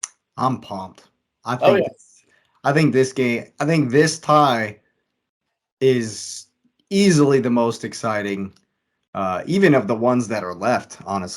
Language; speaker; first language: English; native; English